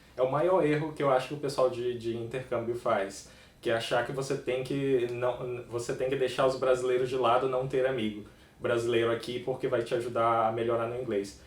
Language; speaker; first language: Portuguese; native; Portuguese